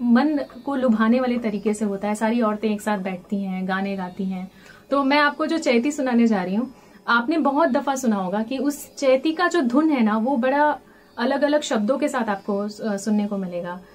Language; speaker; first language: Hindi; native; Hindi